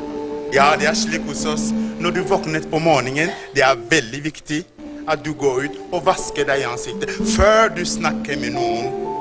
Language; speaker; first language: Norwegian; non-native, fluent; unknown